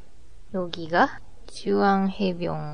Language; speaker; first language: Korean; non-native, learner; Japanese